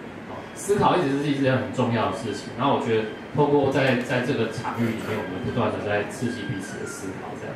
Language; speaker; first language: Chinese; native; Chinese